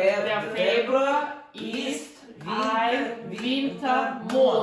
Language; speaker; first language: German; non-native, learner; Russian